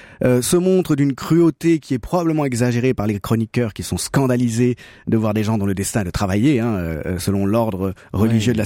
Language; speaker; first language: French; native; French